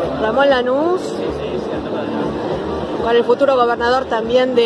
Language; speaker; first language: Spanish; native; Spanish